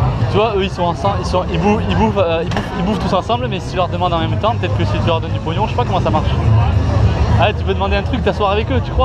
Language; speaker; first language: French; native; French